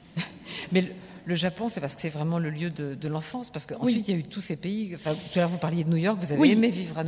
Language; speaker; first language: French; native; French